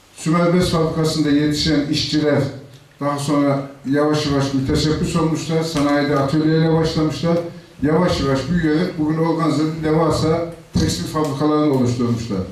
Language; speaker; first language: Turkish; native; Turkish